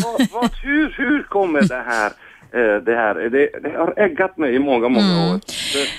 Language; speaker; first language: Swedish; non-native, fluent; Hungarian